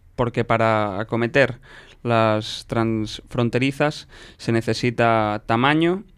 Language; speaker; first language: Spanish; non-native, local second language; Catalan